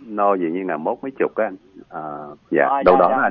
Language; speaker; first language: Vietnamese; native; Vietnamese